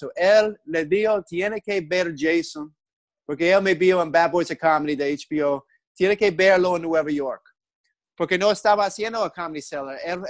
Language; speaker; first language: Spanish; non-native, learner; English